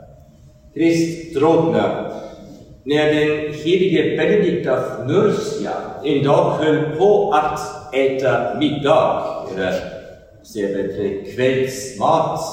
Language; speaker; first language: Swedish; non-native, fluent; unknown